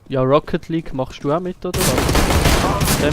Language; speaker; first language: German; native; German